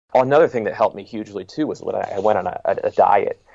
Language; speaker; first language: English; native; English